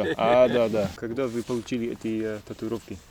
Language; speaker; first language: Russian; non-native, learner; English